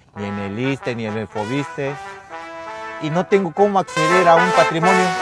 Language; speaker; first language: Spanish; native; Spanish